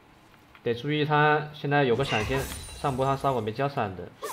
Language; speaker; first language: Chinese; native; Chinese